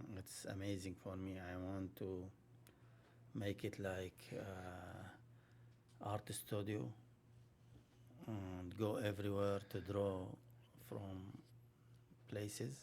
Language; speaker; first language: English; non-native, learner; Arabic